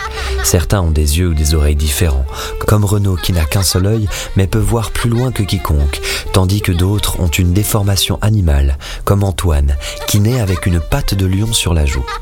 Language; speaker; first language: French; native; French